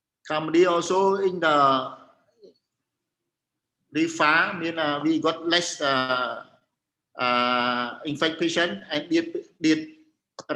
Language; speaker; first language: English; non-native, learner; Khmer